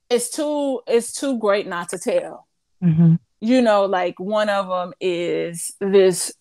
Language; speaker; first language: English; native; English